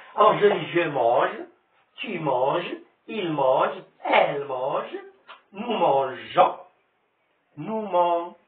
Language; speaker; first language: French; non-native, local second language; Arabic